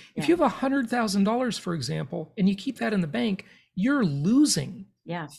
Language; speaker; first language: English; native; English